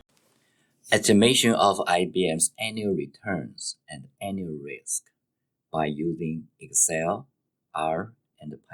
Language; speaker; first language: English; non-native, fluent; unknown